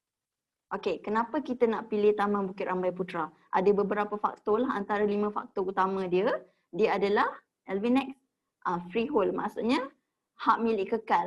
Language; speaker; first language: Malay; native; Malay